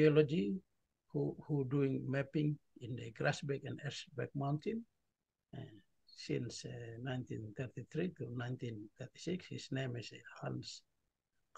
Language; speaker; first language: English; non-native, learner; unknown